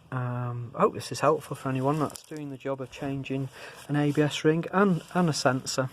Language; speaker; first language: English; native; English